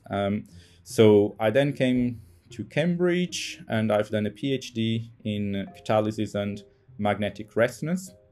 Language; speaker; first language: English; non-native, fluent; Portuguese